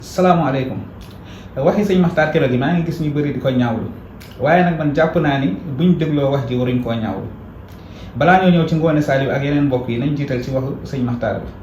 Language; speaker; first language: Wolof; non-native, local second language; Fula